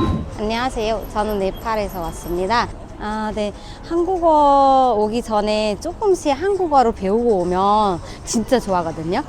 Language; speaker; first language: Korean; non-native, fluent; Nepali